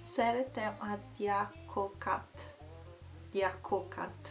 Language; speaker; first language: Hungarian; non-native, learner; Italian